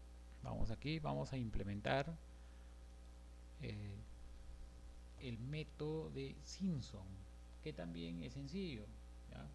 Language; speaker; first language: Spanish; native; Spanish